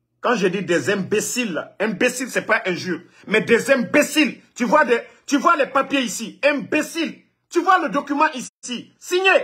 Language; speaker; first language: French; non-native, local second language; Mandingo